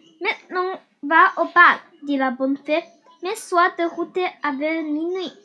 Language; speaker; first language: French; non-native, learner; Chinese